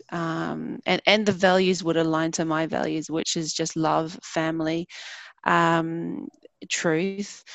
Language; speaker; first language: English; native; English